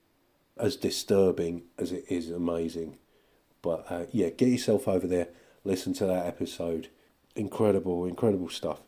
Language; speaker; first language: English; native; English